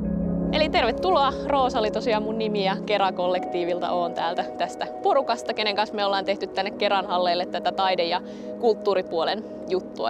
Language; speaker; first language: Finnish; native; Finnish